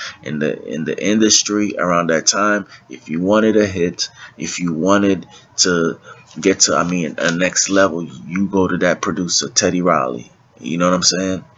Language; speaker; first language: English; native; English